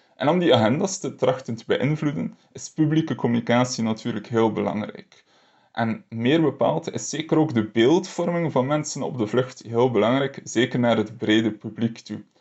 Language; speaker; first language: Dutch; native; Dutch